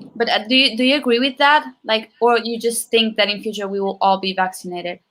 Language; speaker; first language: English; non-native, fluent; Italian